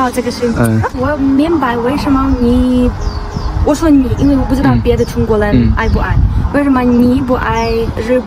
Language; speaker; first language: Chinese; non-native, learner; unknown